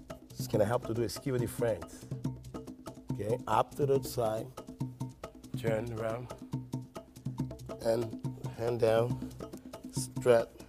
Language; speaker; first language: English; non-native, fluent; Portuguese